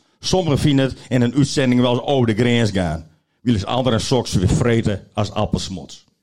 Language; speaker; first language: Dutch; non-native, local second language; Western Frisian